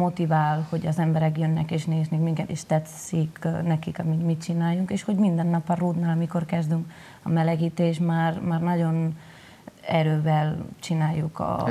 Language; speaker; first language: Hungarian; non-native, local second language; Spanish